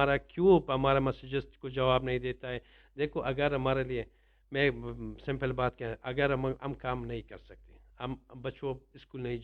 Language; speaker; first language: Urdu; non-native, learner; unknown